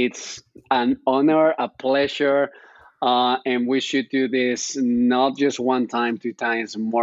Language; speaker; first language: English; non-native, fluent; Spanish